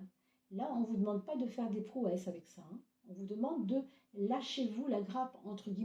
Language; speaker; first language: French; native; French